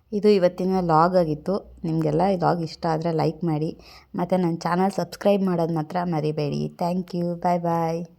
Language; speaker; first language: Kannada; native; Kannada